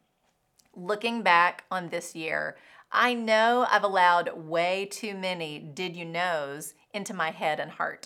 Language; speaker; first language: English; native; English